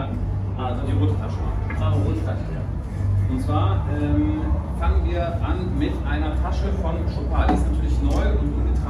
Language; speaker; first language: German; native; German